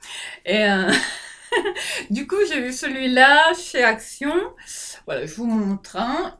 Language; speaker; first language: French; native; French